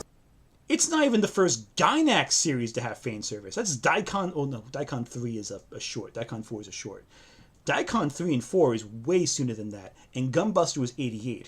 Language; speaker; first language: English; native; English